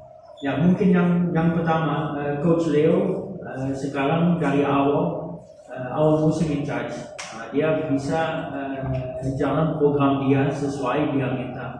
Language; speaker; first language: Indonesian; non-native, fluent; Dutch